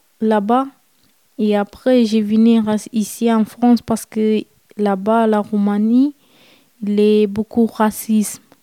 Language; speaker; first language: French; non-native, learner; Romany